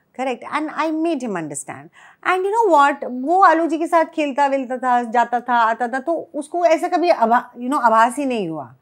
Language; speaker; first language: Hindi; native; Hindi